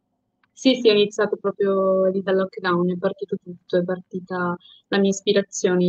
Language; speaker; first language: Italian; native; Italian